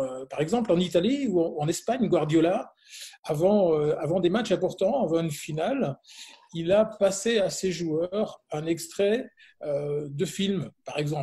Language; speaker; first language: French; native; French